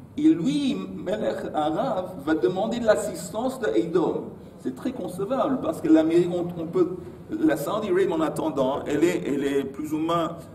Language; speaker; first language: French; native; French